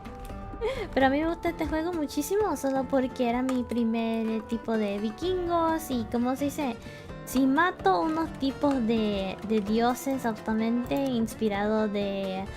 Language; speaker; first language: Spanish; early bilingual, heritage; Spanish